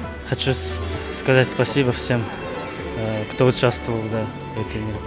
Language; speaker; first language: Russian; non-native, learner; Japanese